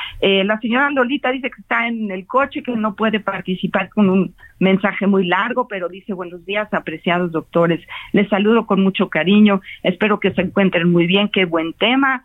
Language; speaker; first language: Spanish; native; Spanish